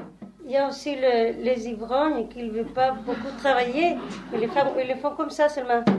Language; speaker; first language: French; non-native, learner; Spanish